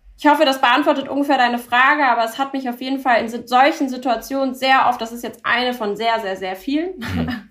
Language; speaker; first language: German; early bilingual, other home language; Turkish